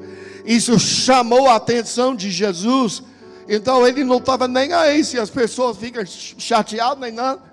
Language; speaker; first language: Portuguese; non-native, fluent; English